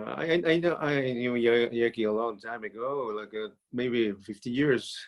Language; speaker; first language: English; non-native, learner; Spanish